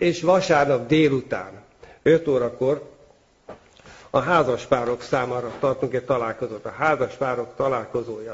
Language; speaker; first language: Hungarian; native; Hungarian